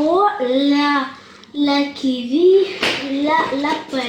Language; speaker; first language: French; non-native, learner; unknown